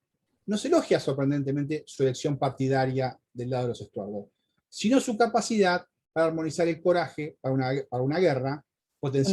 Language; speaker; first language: Spanish; native; Spanish